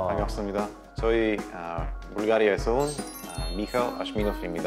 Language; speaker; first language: Korean; non-native, learner; Bulgarian